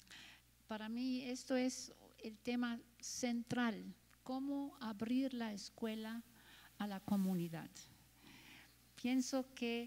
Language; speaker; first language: Spanish; non-native, fluent; German